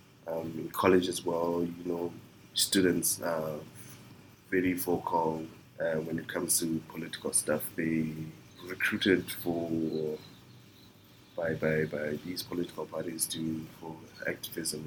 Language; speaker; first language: English; non-native, local second language; Shona